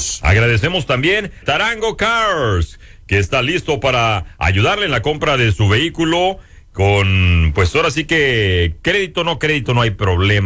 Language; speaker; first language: Spanish; native; Spanish